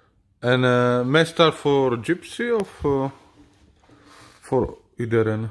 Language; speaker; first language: Dutch; non-native, learner; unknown